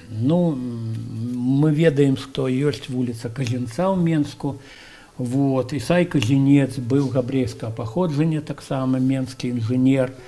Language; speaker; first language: Belarusian; native; Belarusian